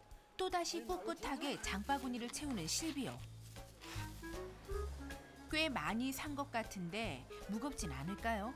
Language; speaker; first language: Korean; native; Korean